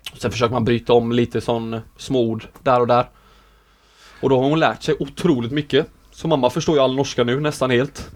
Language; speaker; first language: Swedish; native; Swedish